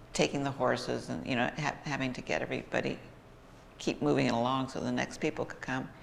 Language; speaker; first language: English; native; English